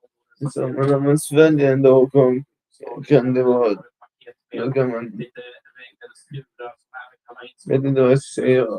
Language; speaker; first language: Swedish; early bilingual, other home language; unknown